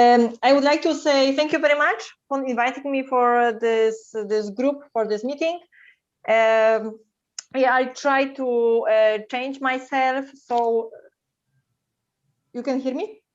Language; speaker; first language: English; non-native, learner; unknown